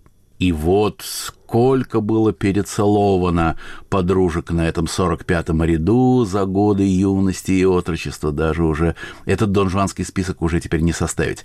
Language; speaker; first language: Russian; native; Russian